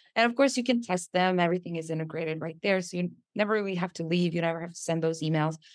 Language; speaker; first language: English; non-native, fluent; Serbian